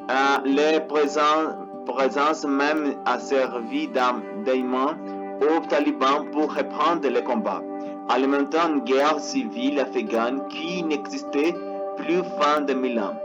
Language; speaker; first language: French; non-native, learner; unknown